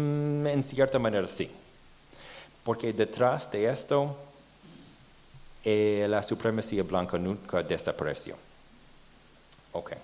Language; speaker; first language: Spanish; non-native, fluent; English